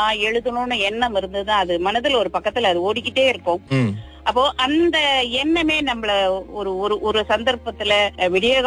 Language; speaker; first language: Tamil; early bilingual, heritage; Tamil